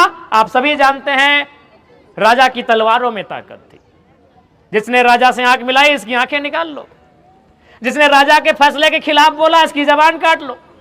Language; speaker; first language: Hindi; non-native, local second language; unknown